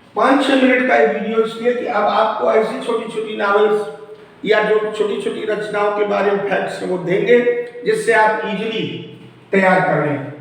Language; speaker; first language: Hindi; native; Hindi